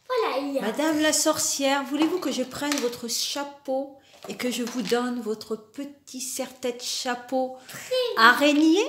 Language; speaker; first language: French; native; French